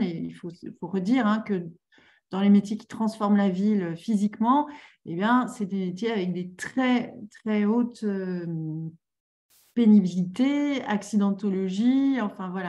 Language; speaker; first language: French; native; French